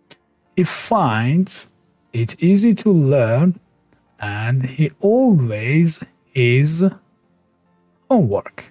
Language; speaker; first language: English; non-native, fluent; Persian